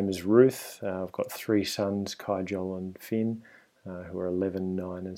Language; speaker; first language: English; native; English